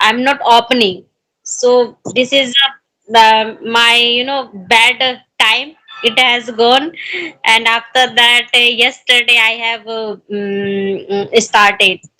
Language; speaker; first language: English; non-native, learner; Hindi